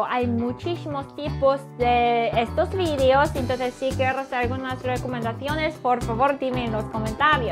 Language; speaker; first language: Spanish; non-native, fluent; Korean